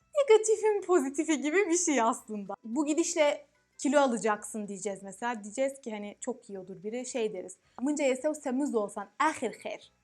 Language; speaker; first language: Turkish; early bilingual, heritage; Arabic